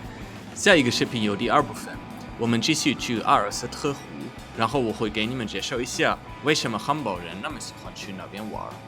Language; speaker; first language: Chinese; non-native, fluent; German